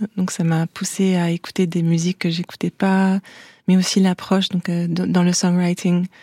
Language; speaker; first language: French; non-native, local second language; Arabic